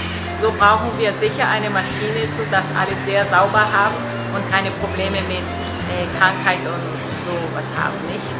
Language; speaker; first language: German; non-native, learner; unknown